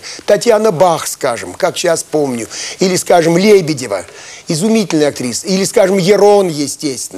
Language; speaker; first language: Russian; native; Russian